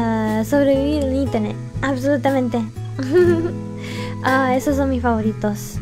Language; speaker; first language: Spanish; early bilingual, heritage; English